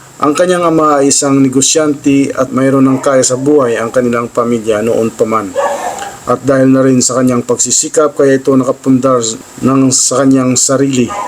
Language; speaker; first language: Filipino; native; Filipino